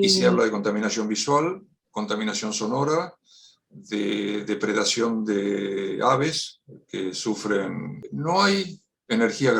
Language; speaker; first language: Spanish; native; Spanish